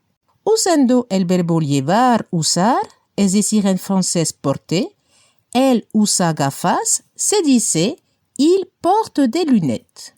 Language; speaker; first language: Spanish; non-native, fluent; French